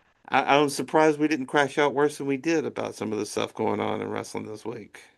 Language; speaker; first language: English; native; English